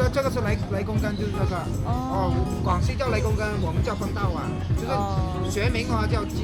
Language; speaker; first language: Chinese; native; Chinese